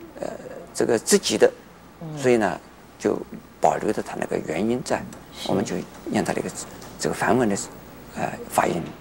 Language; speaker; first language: Chinese; native; Chinese